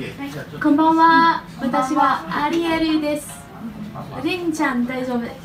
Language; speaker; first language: Japanese; non-native, learner; English